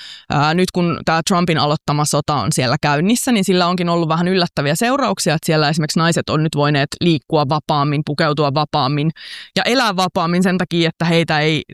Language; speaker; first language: Finnish; native; Finnish